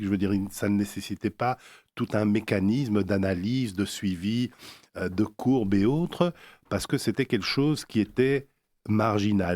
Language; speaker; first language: French; native; French